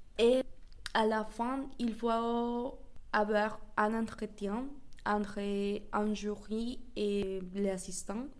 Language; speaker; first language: French; non-native, fluent; Spanish